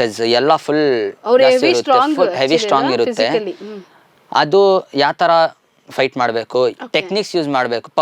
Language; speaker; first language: Kannada; non-native, local second language; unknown